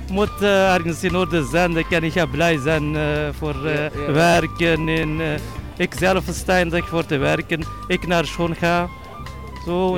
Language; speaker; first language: Dutch; non-native, learner; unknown